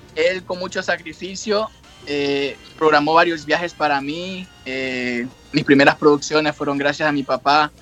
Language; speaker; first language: Spanish; native; Spanish